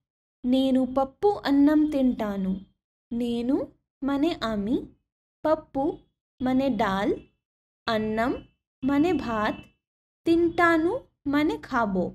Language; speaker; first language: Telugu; non-native, learner; Bangla